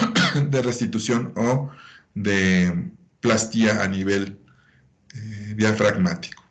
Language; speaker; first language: Spanish; native; Spanish